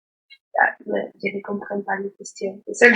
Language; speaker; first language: French; non-native, learner; Spanish